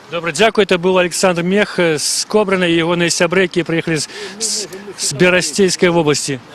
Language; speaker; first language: Belarusian; non-native, local second language; Russian